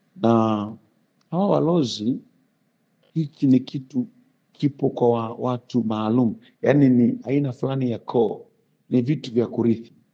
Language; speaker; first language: Swahili; native; Swahili